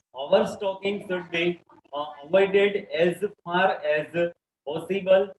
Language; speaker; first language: English; non-native, local second language; Gujarati